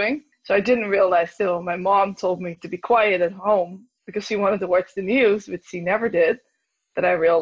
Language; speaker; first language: English; non-native, fluent; Dutch